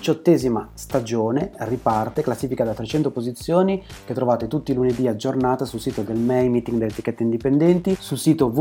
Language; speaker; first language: Italian; native; Italian